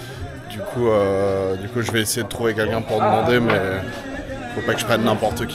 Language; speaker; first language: French; native; French